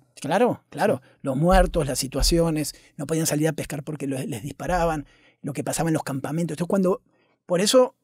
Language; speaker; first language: Spanish; native; Spanish